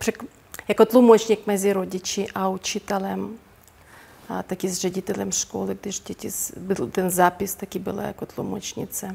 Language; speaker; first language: Czech; non-native, learner; Ukrainian